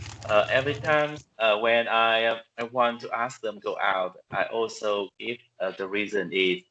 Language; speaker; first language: English; non-native, learner; Vietnamese